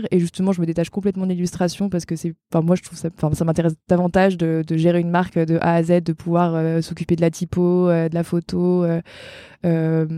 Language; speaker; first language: French; native; French